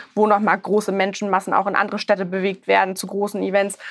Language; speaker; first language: German; native; German